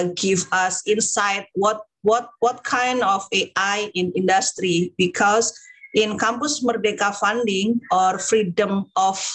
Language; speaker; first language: English; non-native, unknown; Indonesian